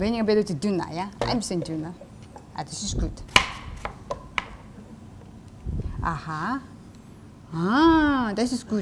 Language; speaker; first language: German; non-native, learner; Japanese